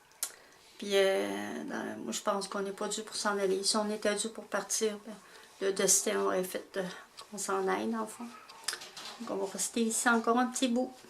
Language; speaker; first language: French; native; French